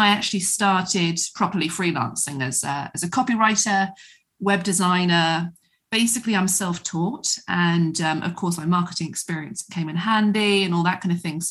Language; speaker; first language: English; native; English